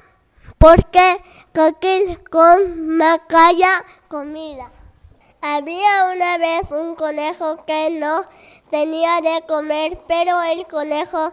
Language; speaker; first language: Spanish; non-native, local second language; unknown